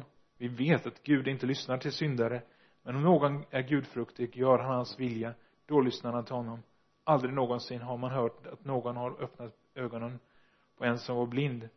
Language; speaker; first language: Swedish; non-native, fluent; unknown